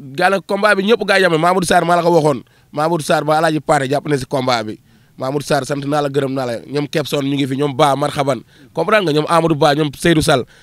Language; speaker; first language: Wolof; non-native, local second language; Fula